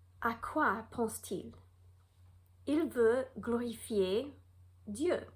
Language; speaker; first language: French; non-native, fluent; English